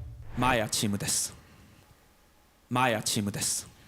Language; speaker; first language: Japanese; non-native, learner; Korean